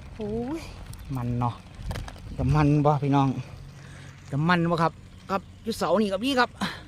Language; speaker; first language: Thai; native; Thai